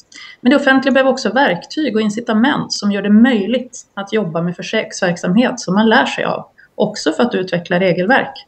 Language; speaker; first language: Swedish; native; Swedish